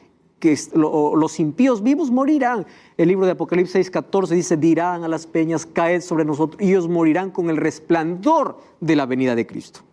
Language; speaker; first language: Spanish; native; Spanish